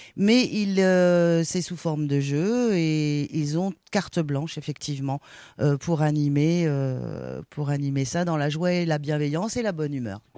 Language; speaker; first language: French; native; French